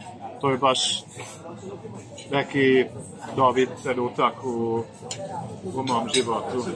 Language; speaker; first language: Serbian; non-native, fluent; German